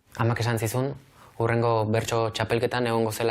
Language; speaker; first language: Basque; native; Basque